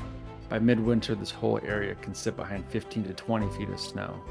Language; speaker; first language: English; native; English